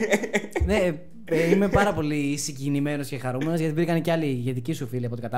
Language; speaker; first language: Greek; native; Greek